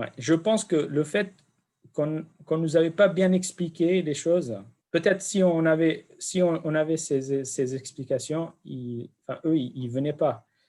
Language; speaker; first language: French; non-native, fluent; Kurdish